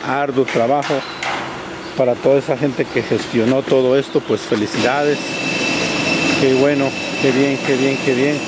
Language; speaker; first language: Spanish; native; Spanish